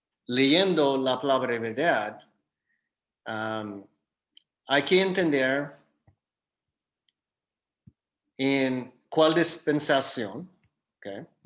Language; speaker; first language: Spanish; non-native, fluent; English